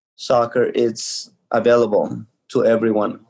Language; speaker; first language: English; early bilingual, other home language; Spanish